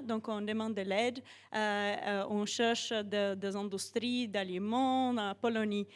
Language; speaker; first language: French; non-native, fluent; Portuguese